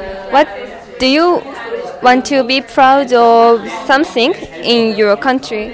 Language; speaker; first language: English; non-native, learner; Japanese